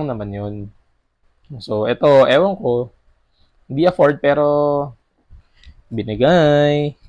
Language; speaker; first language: Filipino; native; Filipino